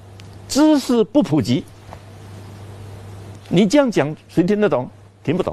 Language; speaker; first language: Chinese; native; Chinese